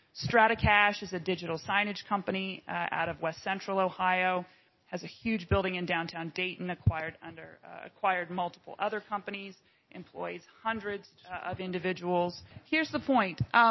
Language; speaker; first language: English; native; English